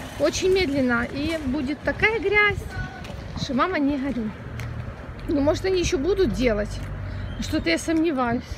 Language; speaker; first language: Russian; non-native, local second language; Ukrainian